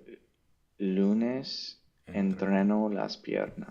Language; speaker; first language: Spanish; non-native, learner; English